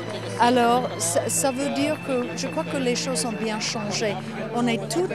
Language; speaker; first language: French; non-native, fluent; English